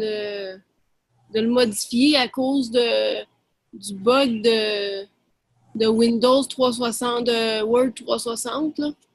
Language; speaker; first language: French; native; French